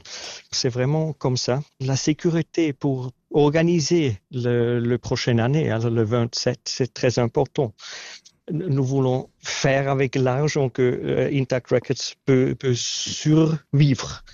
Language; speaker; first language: French; non-native, local second language; German